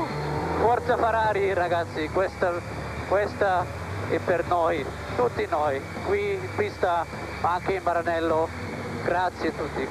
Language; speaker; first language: Italian; non-native, learner; German